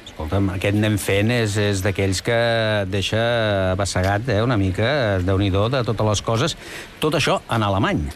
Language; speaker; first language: Catalan; native; Catalan